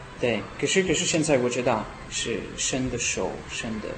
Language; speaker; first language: Chinese; non-native, learner; French